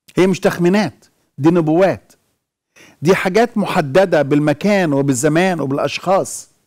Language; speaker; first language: Arabic; native; Arabic